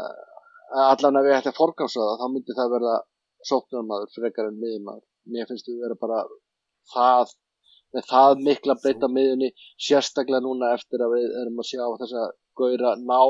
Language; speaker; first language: Icelandic; native; Icelandic